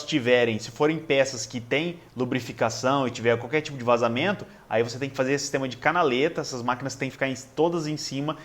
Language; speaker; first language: Portuguese; native; Portuguese